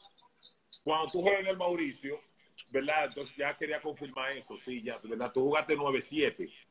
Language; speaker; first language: Spanish; native; Spanish